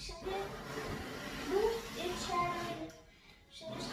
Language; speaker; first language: Turkish; early bilingual, heritage; Turkish